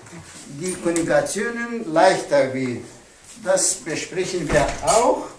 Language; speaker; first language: German; non-native, learner; Pashto